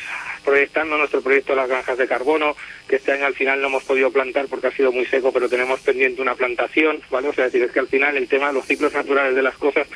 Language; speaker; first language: Spanish; native; Spanish